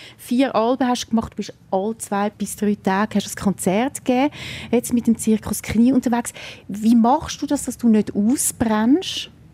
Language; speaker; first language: German; native; German